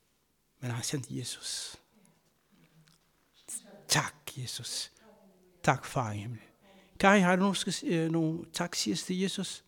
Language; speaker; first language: Danish; non-native, fluent; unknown